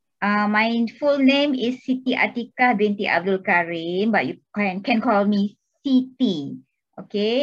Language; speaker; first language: English; non-native, local second language; Malay